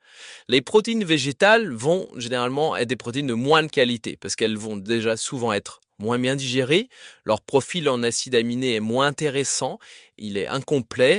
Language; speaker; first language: French; native; French